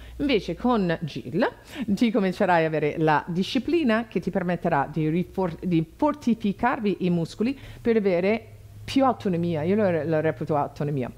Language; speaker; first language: Italian; non-native, fluent; English